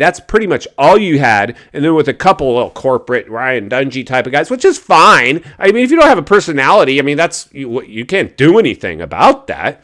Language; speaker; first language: English; native; English